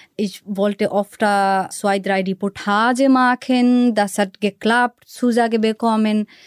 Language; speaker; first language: German; non-native, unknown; Bangla